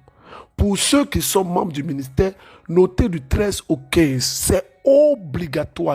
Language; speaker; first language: French; native; French